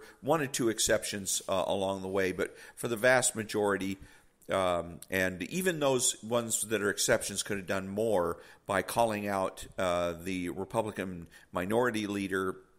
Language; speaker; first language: English; native; English